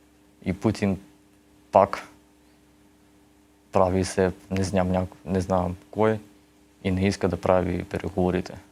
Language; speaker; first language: Bulgarian; early bilingual, heritage; Russian